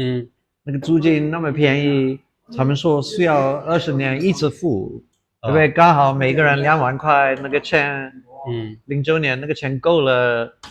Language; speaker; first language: Chinese; non-native, fluent; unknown